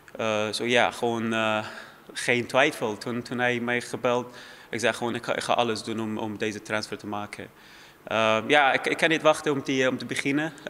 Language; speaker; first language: Dutch; non-native, fluent; Persian